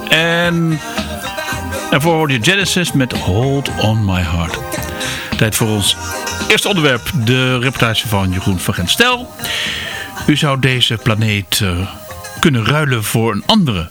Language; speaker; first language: Dutch; native; Dutch